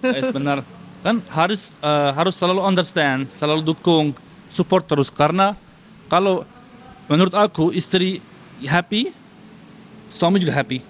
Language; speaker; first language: Indonesian; non-native, learner; Turkish